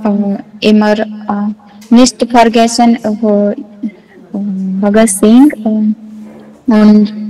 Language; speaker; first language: German; non-native, learner; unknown